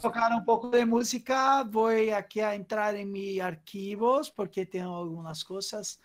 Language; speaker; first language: Spanish; non-native, fluent; Portuguese